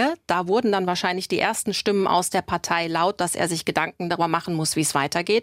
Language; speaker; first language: German; native; German